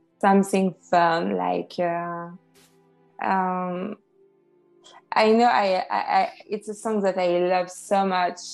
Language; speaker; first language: English; non-native, fluent; French